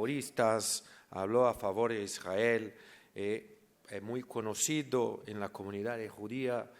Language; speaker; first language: Spanish; non-native, learner; Portuguese